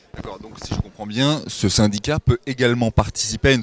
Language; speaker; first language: French; native; French